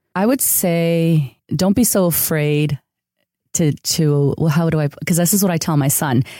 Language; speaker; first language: English; early bilingual, other home language; Spanish